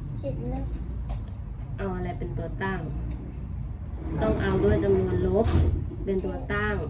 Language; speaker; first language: Thai; native; Thai